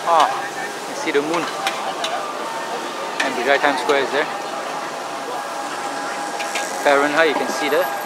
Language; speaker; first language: English; non-native, local second language; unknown